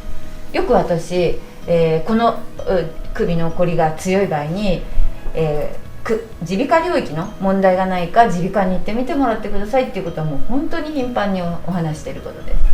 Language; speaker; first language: Japanese; native; Japanese